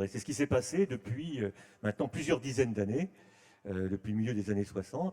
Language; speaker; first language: French; native; French